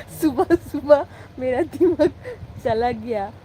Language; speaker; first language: Hindi; non-native, local second language; Bangla